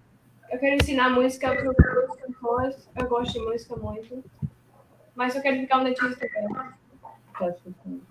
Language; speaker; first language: Portuguese; early bilingual, heritage; Portuguese